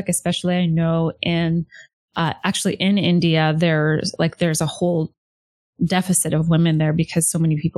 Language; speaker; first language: English; native; English